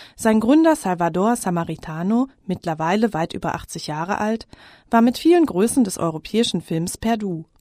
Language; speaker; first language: German; native; German